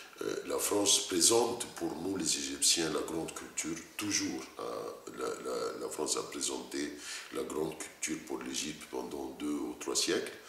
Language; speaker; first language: French; non-native, fluent; Arabic